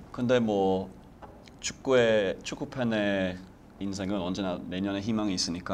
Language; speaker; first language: Korean; non-native, fluent; English